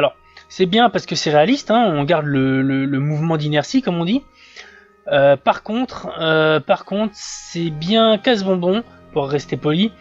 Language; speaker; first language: French; native; French